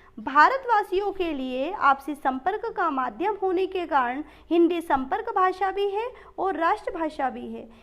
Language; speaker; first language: Hindi; native; Hindi